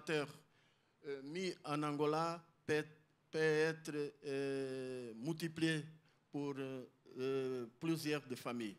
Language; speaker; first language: French; non-native, learner; Portuguese